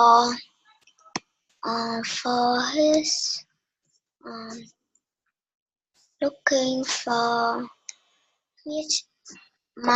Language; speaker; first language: English; non-native, learner; Vietnamese